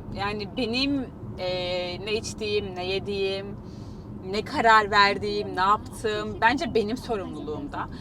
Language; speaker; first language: Turkish; native; Turkish